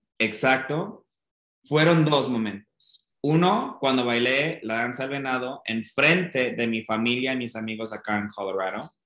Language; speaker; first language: Spanish; non-native, fluent; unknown